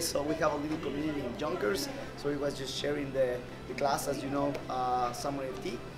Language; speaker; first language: English; non-native, fluent; Spanish